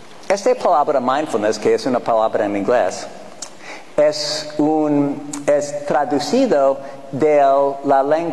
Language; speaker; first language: Spanish; non-native, fluent; English